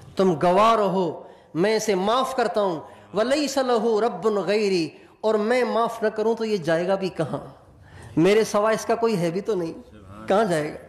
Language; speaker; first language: Urdu; non-native, local second language; Sindhi